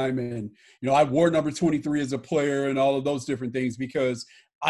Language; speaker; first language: English; native; English